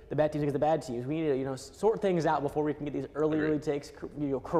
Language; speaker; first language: English; native; English